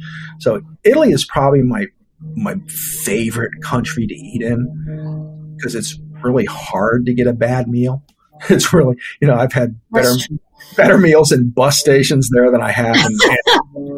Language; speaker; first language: English; native; English